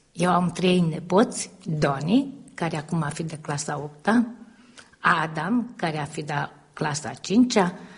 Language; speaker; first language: Romanian; early bilingual, heritage; Romanian